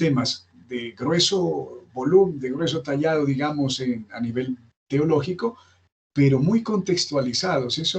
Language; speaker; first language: Spanish; native; Spanish